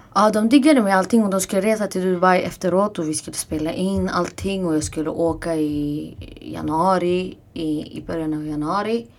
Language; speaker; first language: Swedish; non-native, fluent; Arabic